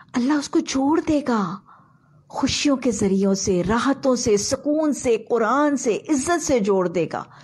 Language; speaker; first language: Urdu; native; Urdu